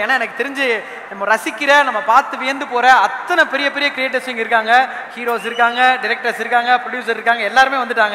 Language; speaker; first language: Tamil; native; Tamil